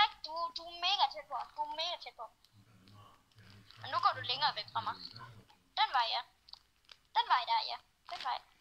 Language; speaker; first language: Danish; native; Danish